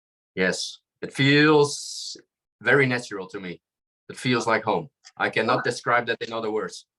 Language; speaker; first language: English; non-native, fluent; Dutch